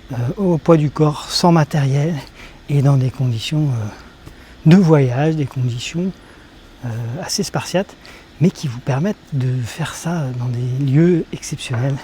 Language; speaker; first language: French; native; French